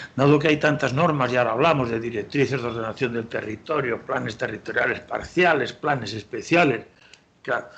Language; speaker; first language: Spanish; native; Spanish